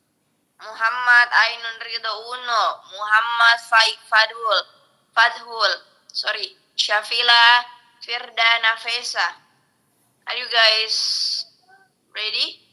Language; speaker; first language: English; non-native, local second language; Indonesian